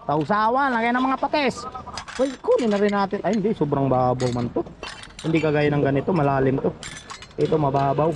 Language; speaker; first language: Filipino; native; Filipino